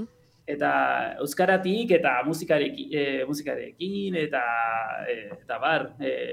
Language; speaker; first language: Basque; non-native, learner; Spanish